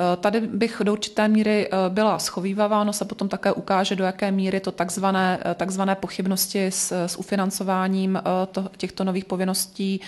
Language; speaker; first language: Czech; native; Czech